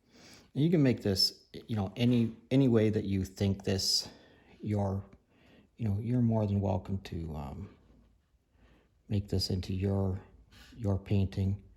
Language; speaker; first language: English; native; English